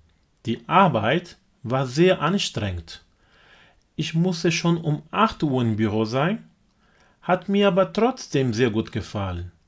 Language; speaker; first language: German; non-native, fluent; Portuguese